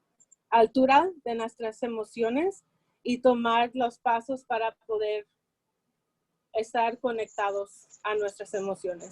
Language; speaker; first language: Spanish; early bilingual, heritage; Spanish